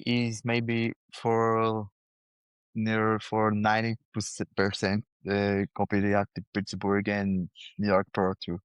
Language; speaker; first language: English; non-native, learner; Portuguese